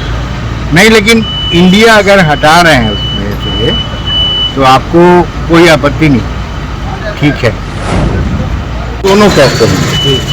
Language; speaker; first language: Hindi; native; Hindi